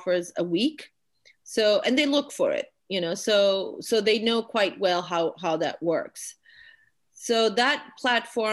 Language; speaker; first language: English; non-native, local second language; Urdu